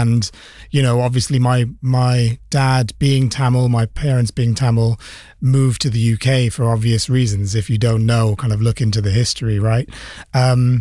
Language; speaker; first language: English; native; English